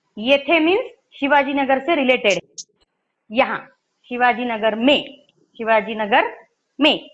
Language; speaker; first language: Hindi; non-native, local second language; Marathi